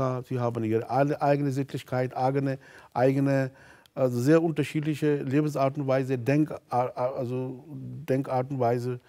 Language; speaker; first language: German; non-native, fluent; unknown